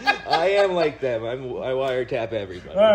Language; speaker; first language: English; native; English